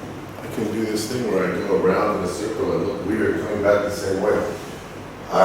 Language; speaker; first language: English; native; English